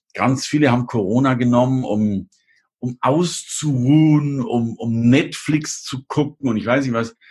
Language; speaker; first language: German; native; German